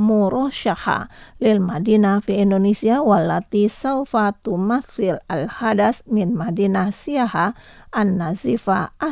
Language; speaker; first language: Arabic; non-native, fluent; Indonesian